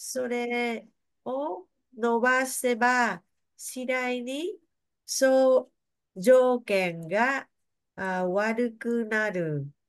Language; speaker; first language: Japanese; non-native, learner; Vietnamese